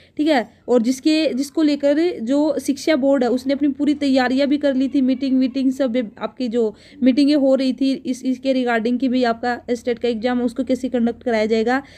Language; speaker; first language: Hindi; native; Hindi